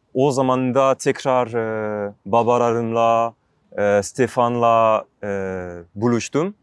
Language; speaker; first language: Turkish; non-native, learner; French